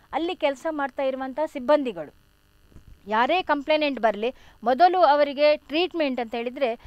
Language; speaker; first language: Kannada; non-native, local second language; Tulu